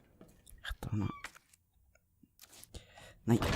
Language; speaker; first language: German; native; German